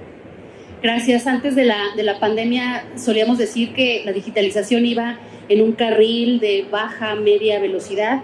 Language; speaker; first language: Spanish; native; Spanish